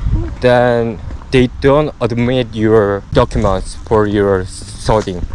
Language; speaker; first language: English; non-native, learner; Korean